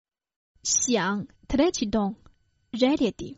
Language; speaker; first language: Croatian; non-native, fluent; Chinese